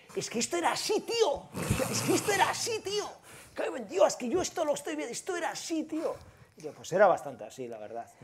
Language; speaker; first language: Spanish; native; Spanish